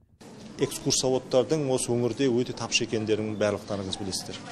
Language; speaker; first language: Kazakh; native; Kazakh